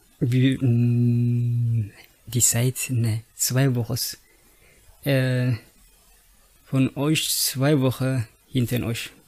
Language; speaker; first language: German; non-native, learner; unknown